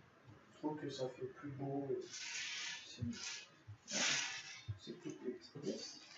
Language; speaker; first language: French; native; French